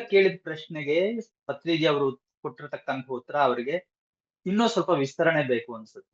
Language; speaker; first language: Kannada; native; Kannada